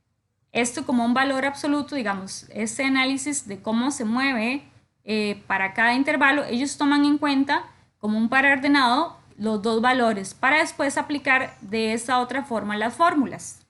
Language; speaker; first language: Spanish; native; Spanish